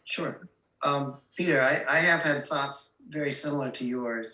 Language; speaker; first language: English; native; English